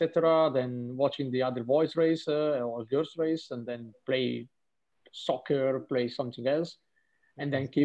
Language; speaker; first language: English; non-native, fluent; Italian